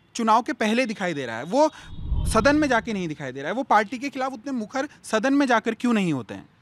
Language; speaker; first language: Hindi; native; Hindi